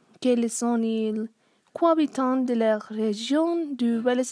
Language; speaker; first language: French; non-native, learner; Spanish